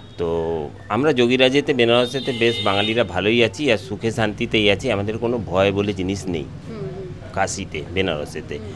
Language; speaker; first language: Bangla; native; Bangla